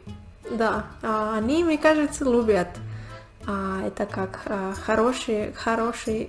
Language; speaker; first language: Russian; non-native, learner; Spanish